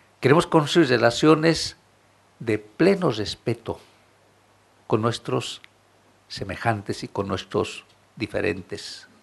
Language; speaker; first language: Spanish; non-native, local second language; Aymara